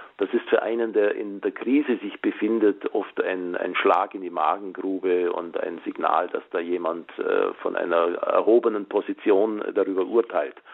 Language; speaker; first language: German; native; German